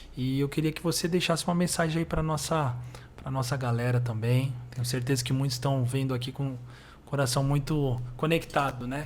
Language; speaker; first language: Portuguese; native; Portuguese